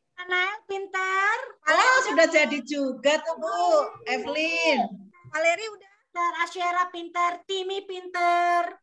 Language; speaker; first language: Indonesian; native; Indonesian